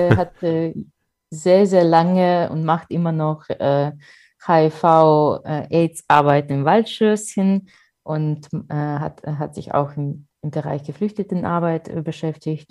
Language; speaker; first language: German; non-native, fluent; Russian